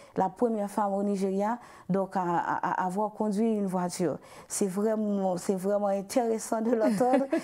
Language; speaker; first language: French; non-native, local second language; Haitian Creole